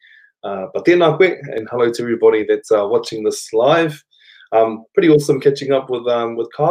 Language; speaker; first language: English; non-native, local second language; Māori